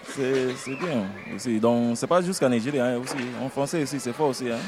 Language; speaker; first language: French; non-native, fluent; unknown